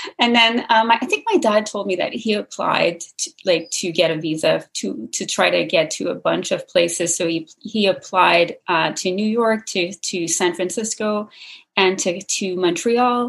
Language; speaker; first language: English; non-native, fluent; French